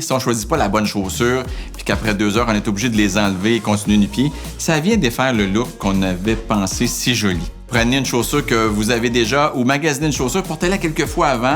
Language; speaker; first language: French; native; French